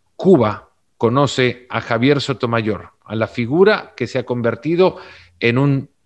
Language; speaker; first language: Spanish; native; Spanish